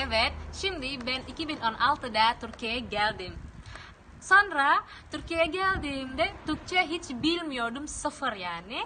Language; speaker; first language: Turkish; non-native, fluent; Indonesian